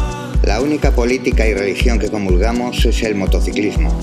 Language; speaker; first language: Spanish; native; Spanish